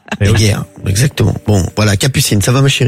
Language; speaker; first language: French; native; French